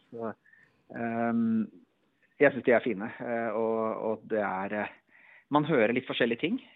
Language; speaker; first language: Norwegian; native; Norwegian